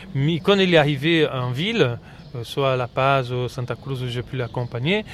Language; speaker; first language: French; non-native, fluent; Portuguese